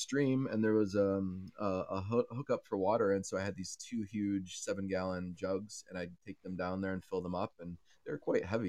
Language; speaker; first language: English; native; English